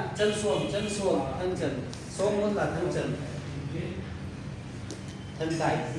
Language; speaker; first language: Vietnamese; non-native, learner; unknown